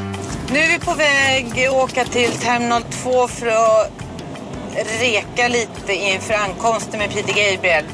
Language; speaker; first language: Swedish; native; Swedish